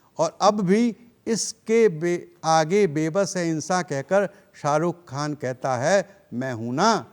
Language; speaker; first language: Hindi; native; Hindi